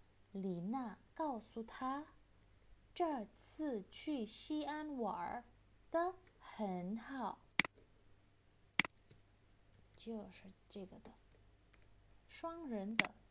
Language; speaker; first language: Chinese; non-native, fluent; Indonesian